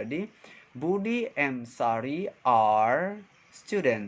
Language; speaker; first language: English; non-native, fluent; Indonesian